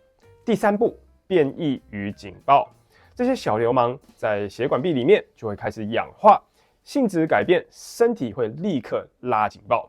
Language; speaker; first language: Chinese; native; Chinese